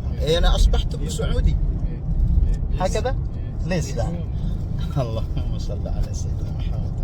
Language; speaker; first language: Arabic; non-native, learner; Indonesian